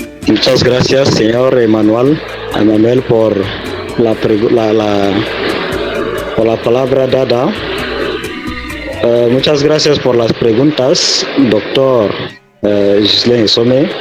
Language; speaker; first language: Spanish; non-native, fluent; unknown